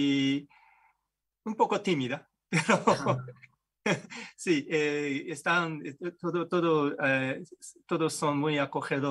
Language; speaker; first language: Spanish; non-native, fluent; Japanese